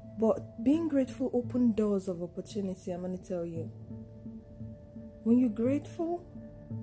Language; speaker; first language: English; non-native, local second language; Yoruba